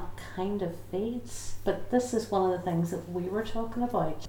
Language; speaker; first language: English; native; English